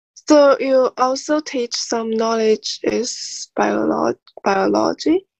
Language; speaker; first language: English; non-native, learner; Chinese